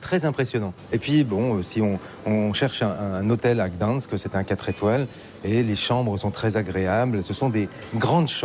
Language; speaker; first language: French; native; French